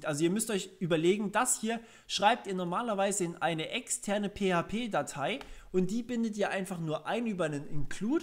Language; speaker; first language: German; native; German